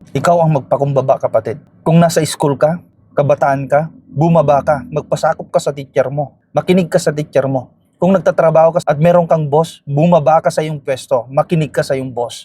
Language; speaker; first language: Filipino; non-native, local second language; Iloko